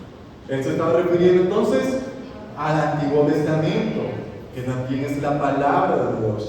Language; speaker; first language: Spanish; native; Spanish